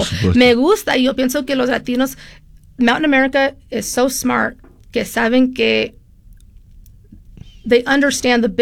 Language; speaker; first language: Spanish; early bilingual, heritage; Spanish